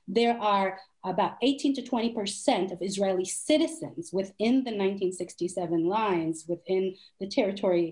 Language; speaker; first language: English; non-native, fluent; Hebrew